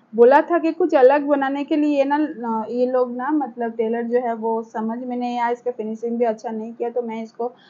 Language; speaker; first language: Hindi; non-native, local second language; Bangla